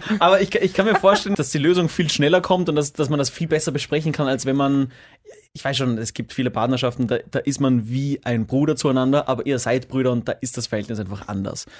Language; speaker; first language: German; native; German